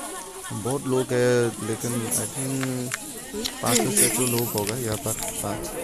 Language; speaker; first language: Hindi; non-native, local second language; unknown